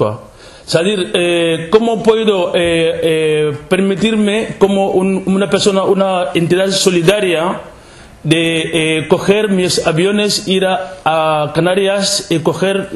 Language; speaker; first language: Spanish; non-native, local second language; Wolof